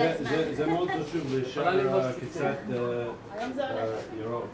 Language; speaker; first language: Hebrew; non-native, learner; English